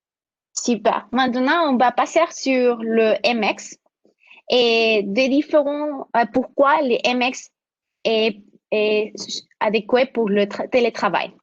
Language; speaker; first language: French; non-native, fluent; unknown